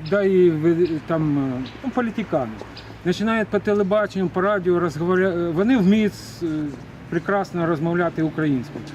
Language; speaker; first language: Ukrainian; non-native, local second language; Russian